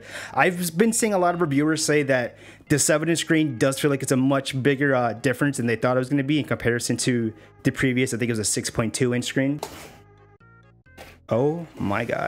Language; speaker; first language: English; native; English